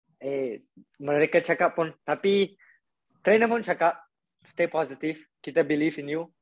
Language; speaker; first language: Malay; non-native, local second language; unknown